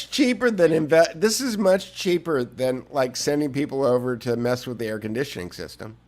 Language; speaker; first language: English; native; English